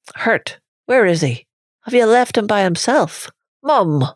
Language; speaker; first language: English; native; English